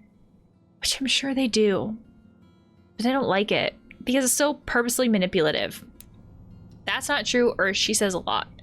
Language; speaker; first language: English; native; English